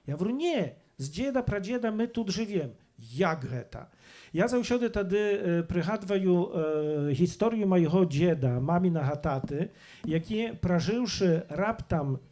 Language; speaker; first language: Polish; non-native, local second language; Belarusian